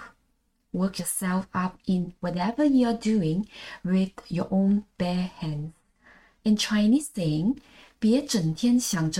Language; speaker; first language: English; non-native, local second language; Malay